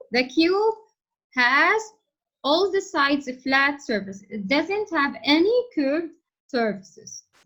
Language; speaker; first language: English; non-native, fluent; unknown